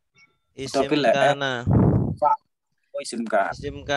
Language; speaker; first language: Arabic; non-native, fluent; Indonesian